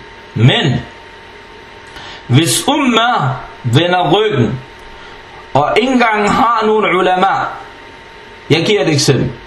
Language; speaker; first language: Danish; non-native, fluent; Arabic